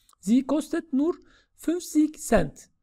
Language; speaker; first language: German; non-native, fluent; Turkish